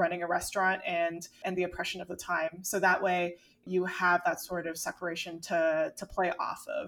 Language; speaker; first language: English; non-native, local second language; Cantonese